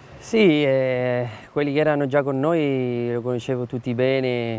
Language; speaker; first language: Italian; non-native, fluent; Spanish